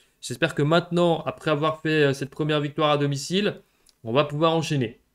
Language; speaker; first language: French; native; French